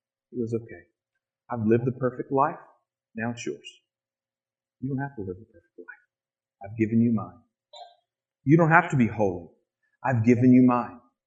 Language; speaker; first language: English; native; English